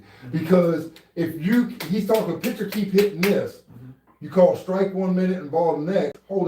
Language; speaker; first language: English; native; English